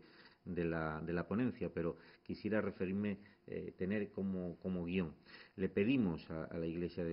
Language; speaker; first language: Spanish; native; Spanish